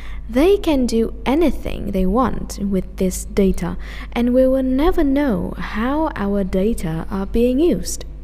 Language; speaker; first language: English; non-native, fluent; Vietnamese